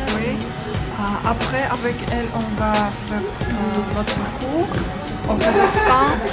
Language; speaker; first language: French; non-native, learner; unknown